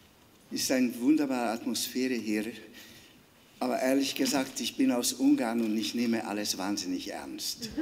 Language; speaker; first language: German; non-native, fluent; Hungarian